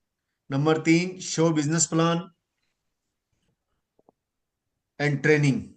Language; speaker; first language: Hindi; native; Hindi